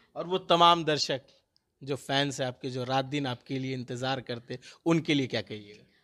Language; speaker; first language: Hindi; native; Hindi